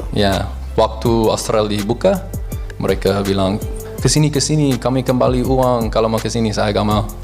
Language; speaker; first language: Indonesian; non-native, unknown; English